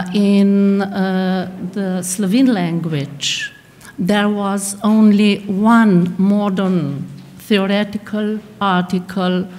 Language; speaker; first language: English; non-native, fluent; Slovenian